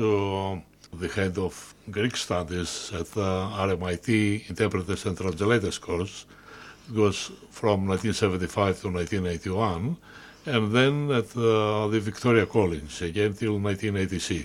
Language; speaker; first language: English; non-native, fluent; Greek